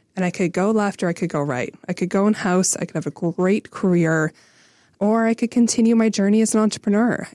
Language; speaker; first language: English; native; English